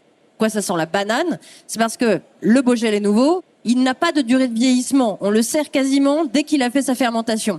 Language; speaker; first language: French; native; French